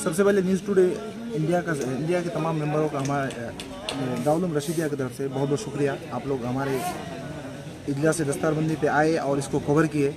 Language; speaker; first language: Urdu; non-native, local second language; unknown